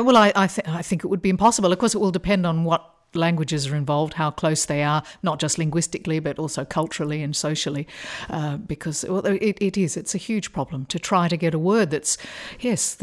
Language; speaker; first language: English; native; English